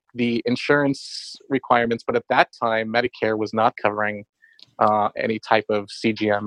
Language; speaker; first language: English; native; English